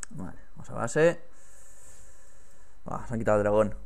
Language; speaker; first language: Spanish; native; Spanish